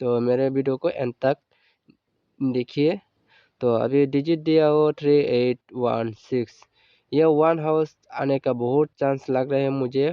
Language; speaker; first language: Hindi; non-native, local second language; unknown